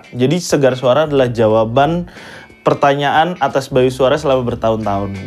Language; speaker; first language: Indonesian; native; Indonesian